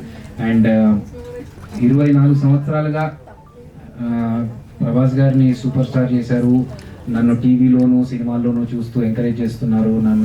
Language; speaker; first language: Telugu; native; Telugu